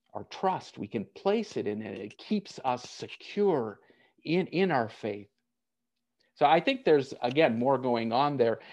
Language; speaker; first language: English; native; English